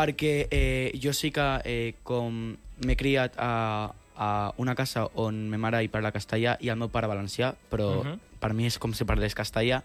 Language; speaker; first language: Catalan; non-native, local second language; Spanish